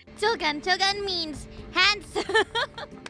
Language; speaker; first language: English; non-native, fluent; Indonesian